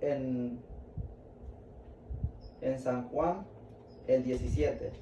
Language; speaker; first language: Spanish; native; Spanish